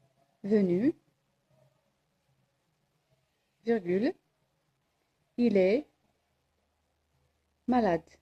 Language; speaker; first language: French; non-native, local second language; Arabic